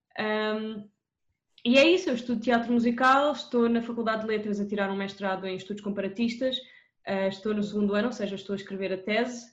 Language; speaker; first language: Portuguese; early bilingual, other home language; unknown